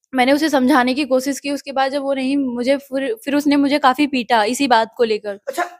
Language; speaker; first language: Hindi; native; Hindi